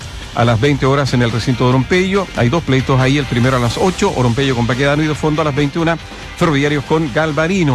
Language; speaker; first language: Spanish; native; Spanish